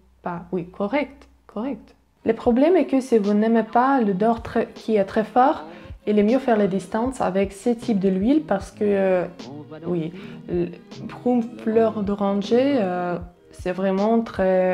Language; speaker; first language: French; non-native, learner; Russian